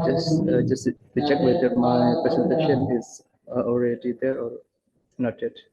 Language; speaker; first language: English; non-native, fluent; Banjar